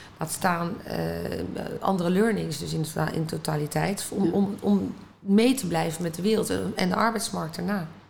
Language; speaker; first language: Dutch; native; Dutch